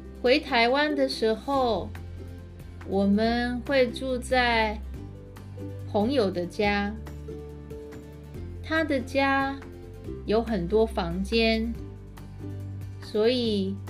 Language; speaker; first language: Chinese; early bilingual, heritage; Chinese